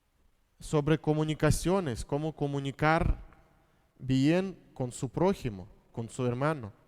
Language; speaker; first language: Spanish; non-native, fluent; Russian